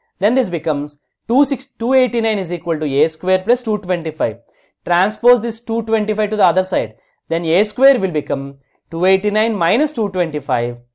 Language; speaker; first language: English; non-native, local second language; Telugu